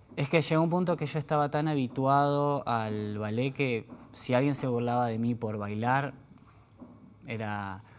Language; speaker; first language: Spanish; native; Spanish